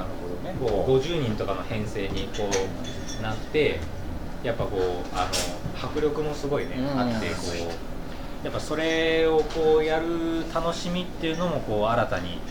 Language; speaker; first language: Japanese; native; Japanese